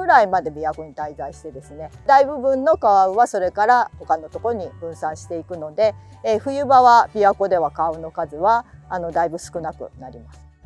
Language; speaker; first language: Japanese; native; Japanese